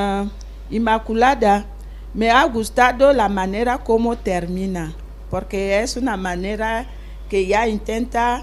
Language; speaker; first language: Spanish; non-native, fluent; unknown